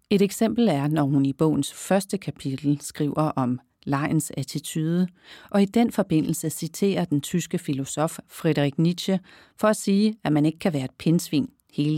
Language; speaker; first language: Danish; native; Danish